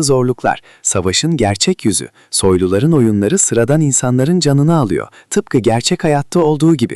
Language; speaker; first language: Turkish; native; Turkish